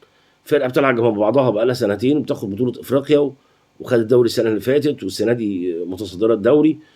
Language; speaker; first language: Arabic; native; Arabic